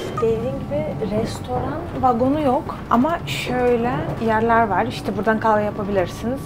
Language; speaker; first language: Turkish; non-native, fluent; Russian